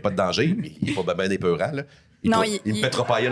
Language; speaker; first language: French; native; French